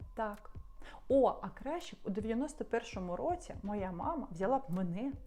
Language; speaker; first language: Ukrainian; non-native, local second language; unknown